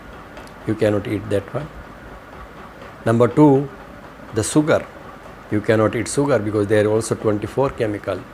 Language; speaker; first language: English; non-native, learner; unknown